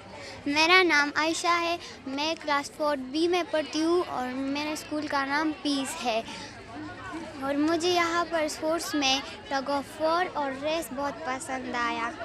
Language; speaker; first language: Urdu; non-native, local second language; Pashto